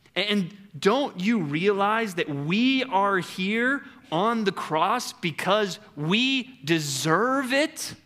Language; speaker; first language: English; native; English